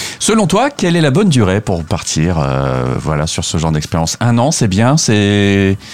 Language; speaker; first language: French; native; French